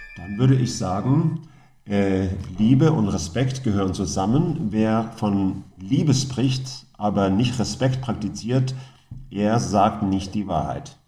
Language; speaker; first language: German; non-native, fluent; Norwegian